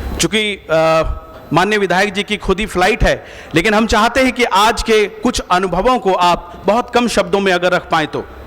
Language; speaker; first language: Hindi; native; Hindi